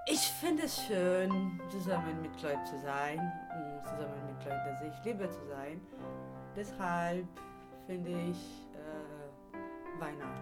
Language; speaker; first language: German; non-native, learner; Portuguese